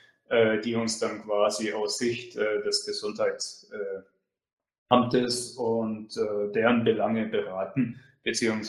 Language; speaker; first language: German; native; German